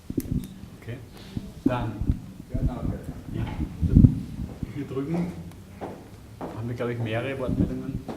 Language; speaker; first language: German; native; German